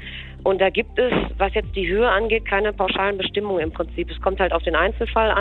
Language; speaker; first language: German; native; German